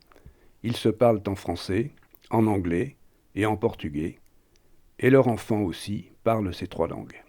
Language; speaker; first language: French; native; French